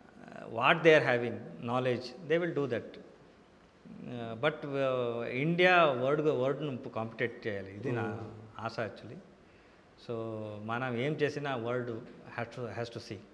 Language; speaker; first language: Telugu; non-native, learner; Kannada